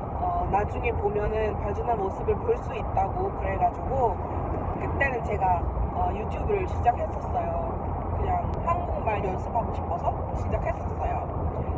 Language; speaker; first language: Korean; non-native, fluent; Malay